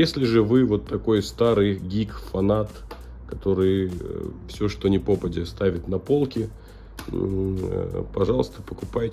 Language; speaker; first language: Russian; native; Russian